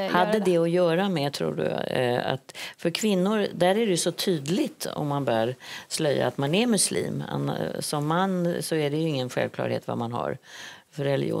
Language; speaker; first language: Swedish; native; Swedish